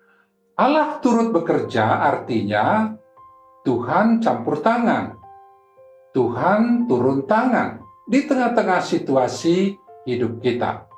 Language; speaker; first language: Malay; native; Malay